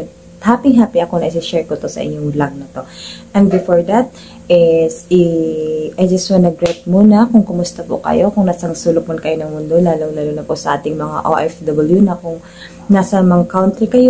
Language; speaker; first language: Filipino; native; Filipino